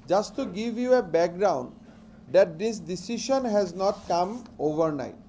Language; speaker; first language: English; non-native, local second language; Assamese